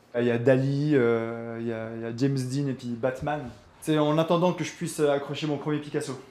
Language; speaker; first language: French; early bilingual, other home language; Albanian